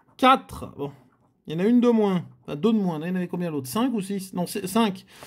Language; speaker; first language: French; native; French